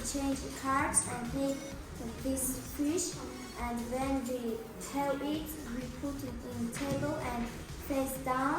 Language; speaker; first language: English; non-native, learner; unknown